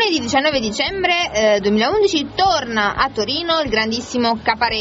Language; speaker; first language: Italian; native; Italian